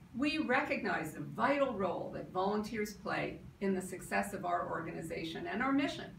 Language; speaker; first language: English; native; English